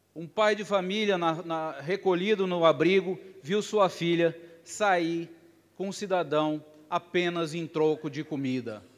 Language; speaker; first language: Portuguese; native; Portuguese